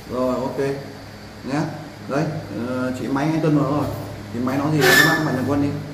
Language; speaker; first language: Vietnamese; native; Vietnamese